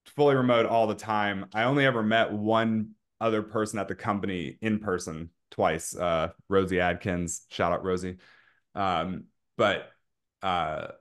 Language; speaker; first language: English; native; English